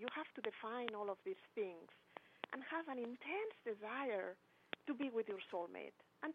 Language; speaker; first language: English; non-native, fluent; Spanish